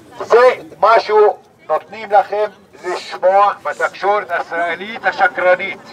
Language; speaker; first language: Hebrew; non-native, local second language; Arabic